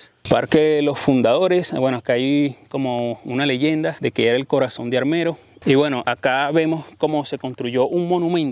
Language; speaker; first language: Spanish; native; Spanish